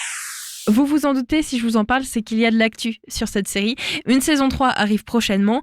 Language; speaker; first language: French; native; French